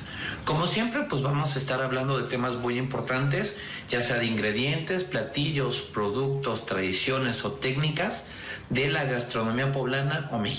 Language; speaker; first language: Spanish; native; Spanish